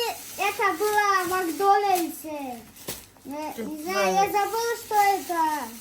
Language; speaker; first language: Russian; early bilingual, other home language; Tajik